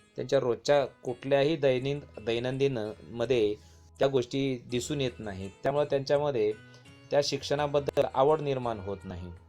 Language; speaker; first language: Marathi; native; Marathi